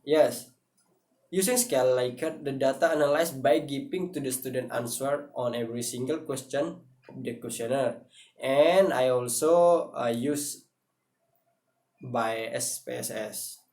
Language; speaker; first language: English; non-native, learner; Indonesian